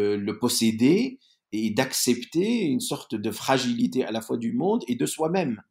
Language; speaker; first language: French; non-native, local second language; Arabic